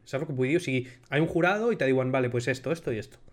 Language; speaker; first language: Spanish; non-native, local second language; Catalan